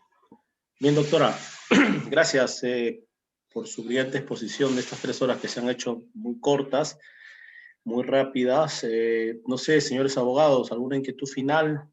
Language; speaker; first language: Spanish; native; Spanish